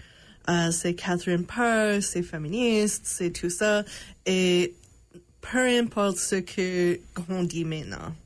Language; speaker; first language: French; non-native, local second language; English